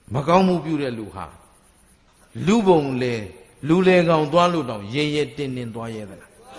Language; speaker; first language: Burmese; native; Burmese